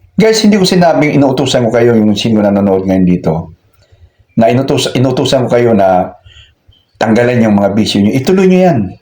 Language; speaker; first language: Filipino; non-native, local second language; Cebuano